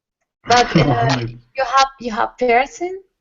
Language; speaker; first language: English; non-native, learner; Spanish